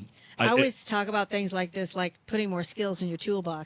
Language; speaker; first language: English; native; English